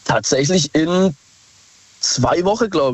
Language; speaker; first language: German; native; German